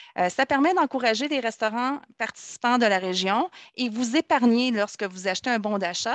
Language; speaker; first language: French; native; French